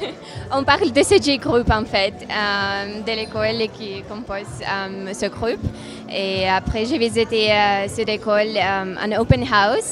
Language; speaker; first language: French; non-native, fluent; Russian